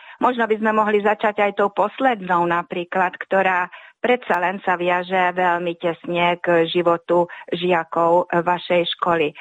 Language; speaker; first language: Slovak; early bilingual, heritage; Slovak